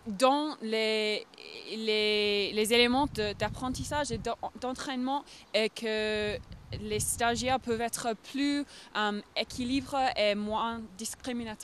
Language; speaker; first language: French; non-native, fluent; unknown